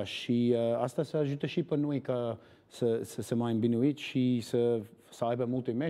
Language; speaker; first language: Romanian; non-native, learner; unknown